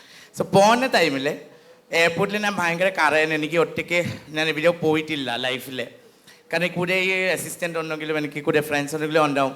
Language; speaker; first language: Malayalam; non-native, local second language; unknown